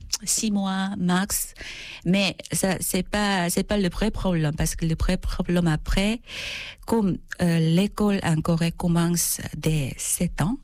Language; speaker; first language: French; non-native, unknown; Korean